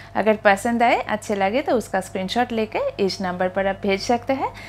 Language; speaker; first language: Hindi; non-native, local second language; Bangla